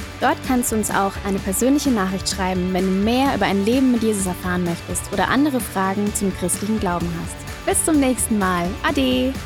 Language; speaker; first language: German; native; German